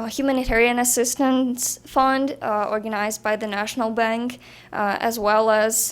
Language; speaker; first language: English; non-native, fluent; Ukrainian